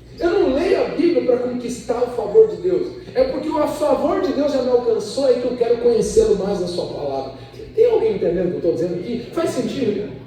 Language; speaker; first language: Portuguese; early bilingual, other home language; Spanish